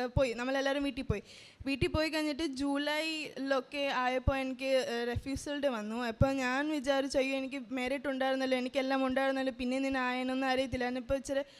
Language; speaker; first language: Malayalam; early bilingual, heritage; Malayalam